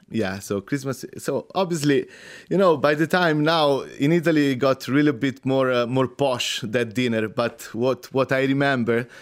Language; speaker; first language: English; non-native, fluent; Italian